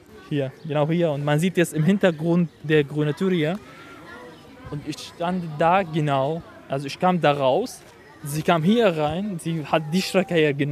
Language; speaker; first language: German; non-native, fluent; Arabic